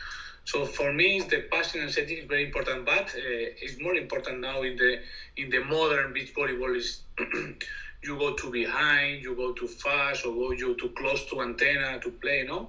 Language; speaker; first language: English; non-native, learner; Spanish